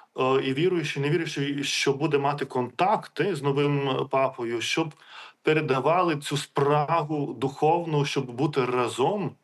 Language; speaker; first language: Ukrainian; non-native, fluent; Lithuanian